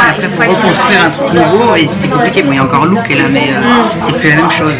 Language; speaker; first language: French; native; French